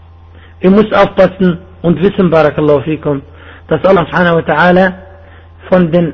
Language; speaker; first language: German; non-native, fluent; Arabic